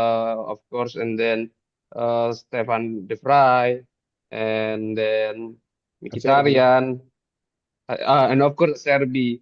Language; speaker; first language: English; non-native, fluent; Indonesian